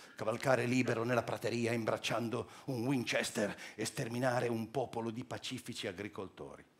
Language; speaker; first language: Italian; native; Italian